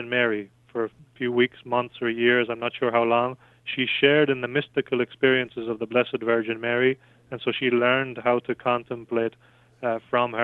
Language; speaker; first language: English; native; English